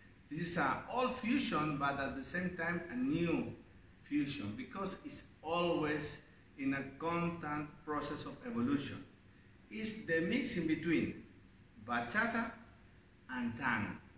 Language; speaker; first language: English; non-native, learner; Spanish